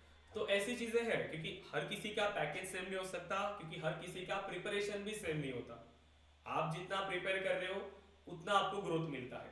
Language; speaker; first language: Hindi; native; Hindi